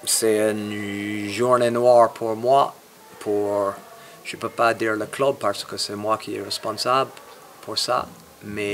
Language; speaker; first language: French; non-native, fluent; English